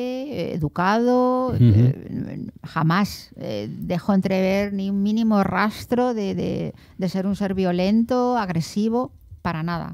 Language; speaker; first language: Spanish; native; Spanish